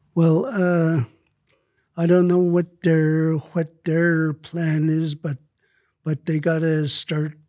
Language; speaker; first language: English; native; English